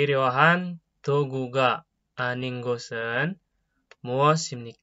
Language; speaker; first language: Korean; non-native, fluent; Indonesian